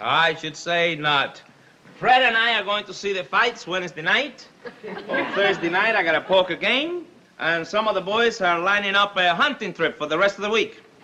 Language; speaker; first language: English; non-native, fluent; Spanish